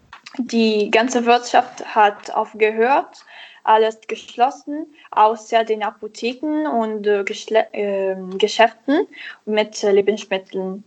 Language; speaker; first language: German; non-native, learner; Italian